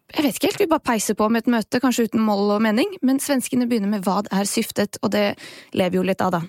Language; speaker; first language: Norwegian; early bilingual, other home language; Bosnian